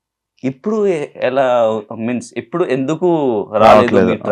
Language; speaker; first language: Telugu; non-native, learner; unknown